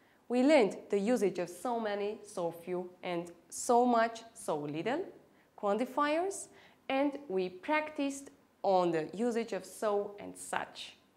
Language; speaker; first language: English; non-native, fluent; Armenian